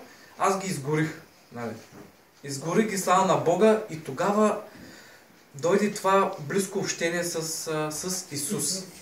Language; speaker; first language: Bulgarian; native; Bulgarian